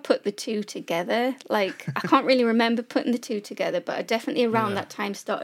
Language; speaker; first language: English; native; English